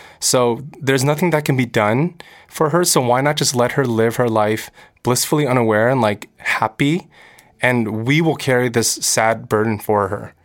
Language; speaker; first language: English; early bilingual, other home language; Korean